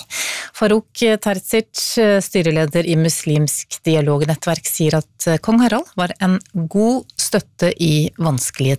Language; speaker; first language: Norwegian; native; Norwegian